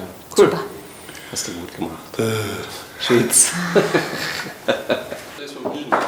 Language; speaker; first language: German; native; German